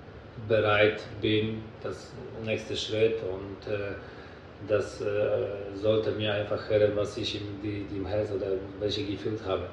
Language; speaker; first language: German; non-native, fluent; Polish